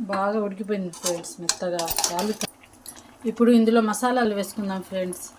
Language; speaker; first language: Telugu; non-native, local second language; Urdu